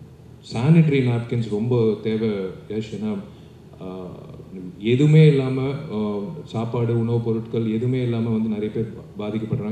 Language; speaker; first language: Tamil; native; Tamil